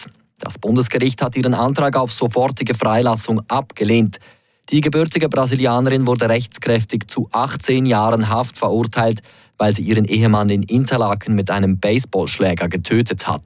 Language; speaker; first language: German; native; German